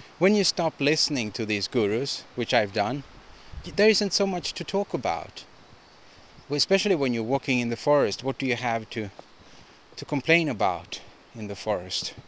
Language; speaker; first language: English; non-native, fluent; Swedish